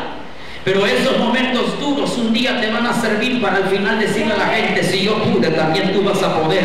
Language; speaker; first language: Spanish; native; Spanish